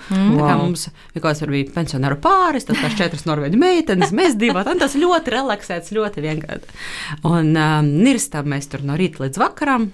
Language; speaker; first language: Latvian; non-native, local second language; Russian